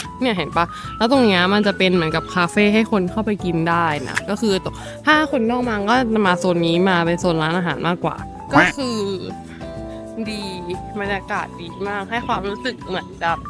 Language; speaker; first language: Thai; native; Thai